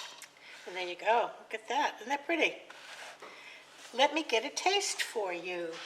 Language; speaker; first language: English; native; English